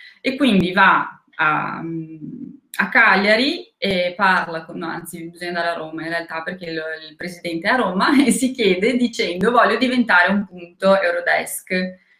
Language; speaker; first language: Italian; non-native, fluent; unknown